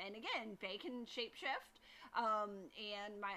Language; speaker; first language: English; native; English